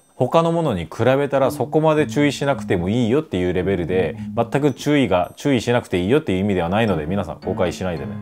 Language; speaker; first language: Japanese; non-native, fluent; Korean